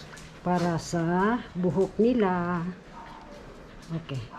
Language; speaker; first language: Filipino; non-native, local second language; Cebuano